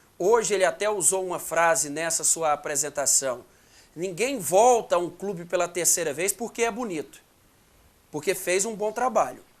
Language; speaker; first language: Portuguese; native; Portuguese